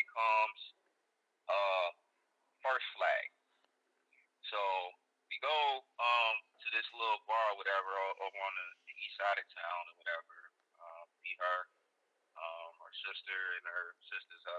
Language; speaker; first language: English; native; English